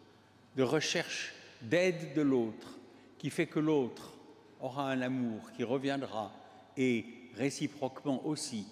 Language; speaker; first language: French; native; French